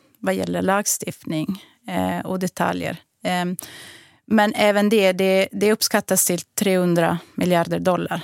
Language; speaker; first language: Swedish; non-native, fluent; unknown